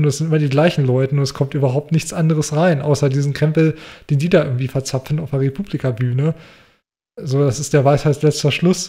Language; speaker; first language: German; native; German